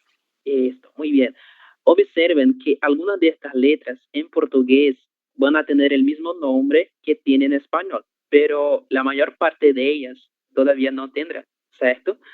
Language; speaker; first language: Spanish; non-native, learner; Portuguese